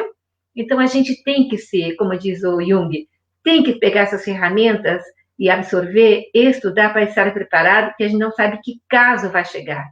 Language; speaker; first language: Portuguese; native; Portuguese